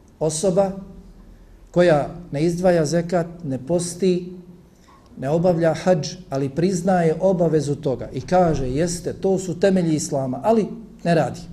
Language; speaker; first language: Bosnian; native; Bosnian